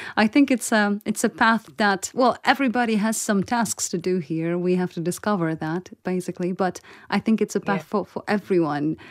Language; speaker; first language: English; non-native, fluent; Polish